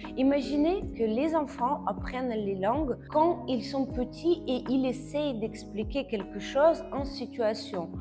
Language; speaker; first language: French; non-native, fluent; Russian